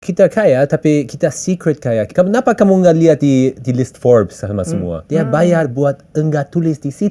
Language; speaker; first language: Indonesian; early bilingual, heritage; English